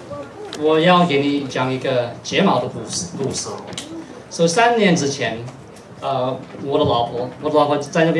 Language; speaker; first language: Chinese; non-native, fluent; English